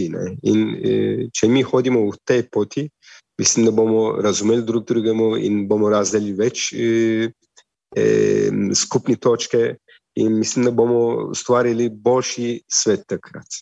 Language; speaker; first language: Slovenian; non-native, learner; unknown